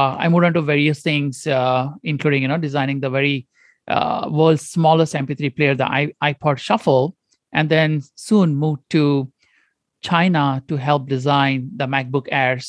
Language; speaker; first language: English; non-native, local second language; Konkani